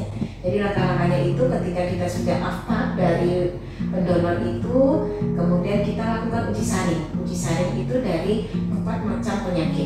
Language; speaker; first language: Indonesian; native; Indonesian